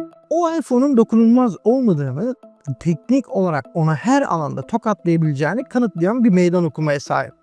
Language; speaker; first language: Turkish; native; Turkish